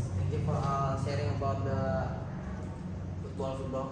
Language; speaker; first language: English; non-native, learner; Indonesian